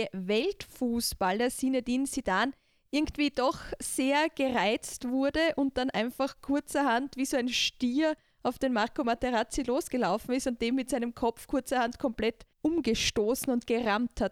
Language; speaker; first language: German; native; German